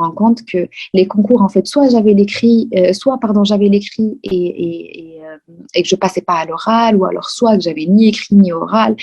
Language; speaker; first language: French; non-native, local second language; Arabic